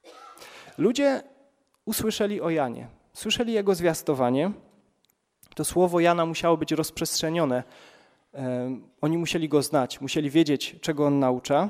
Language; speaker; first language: Polish; native; Polish